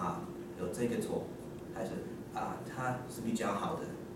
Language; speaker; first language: Chinese; non-native, learner; English